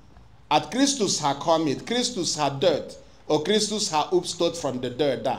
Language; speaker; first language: Swedish; non-native, fluent; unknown